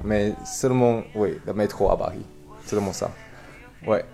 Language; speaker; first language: French; non-native, learner; Chinese